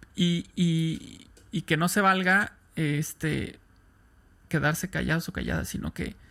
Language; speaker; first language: Spanish; native; Spanish